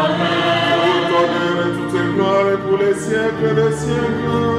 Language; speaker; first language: French; non-native, local second language; Lingala